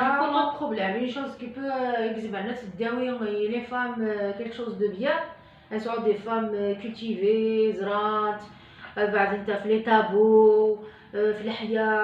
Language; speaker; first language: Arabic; non-native, local second language; Kabyle